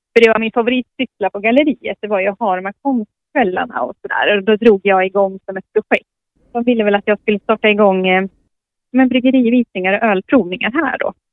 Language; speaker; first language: Swedish; native; Swedish